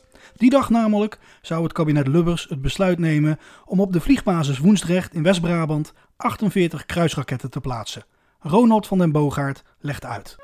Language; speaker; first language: Dutch; native; Dutch